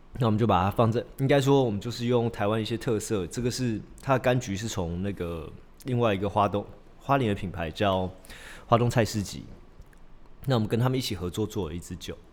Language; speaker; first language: Chinese; early bilingual, heritage; Chinese